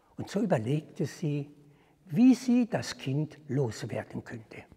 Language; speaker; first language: German; native; German